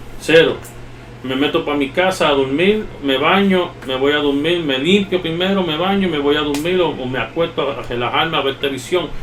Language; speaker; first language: Spanish; early bilingual, heritage; Spanish